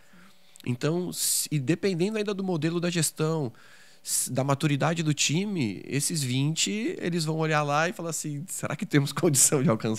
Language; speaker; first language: Portuguese; native; Portuguese